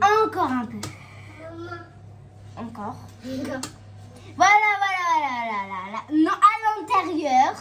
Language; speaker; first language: French; native; French